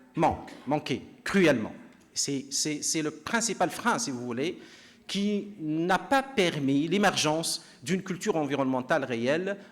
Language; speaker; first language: French; non-native, local second language; Arabic